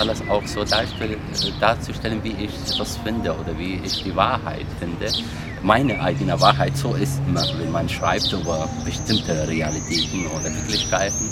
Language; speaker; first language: German; non-native, fluent; Arabic